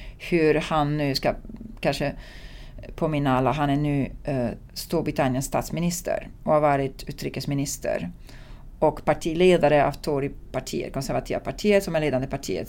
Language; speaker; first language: Swedish; non-native, fluent; Italian